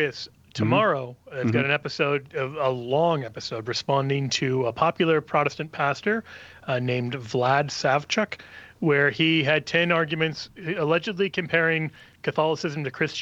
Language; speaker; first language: English; native; English